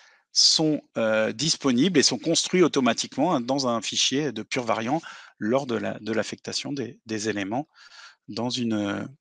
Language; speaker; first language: French; native; French